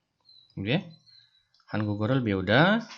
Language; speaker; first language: Korean; non-native, fluent; Indonesian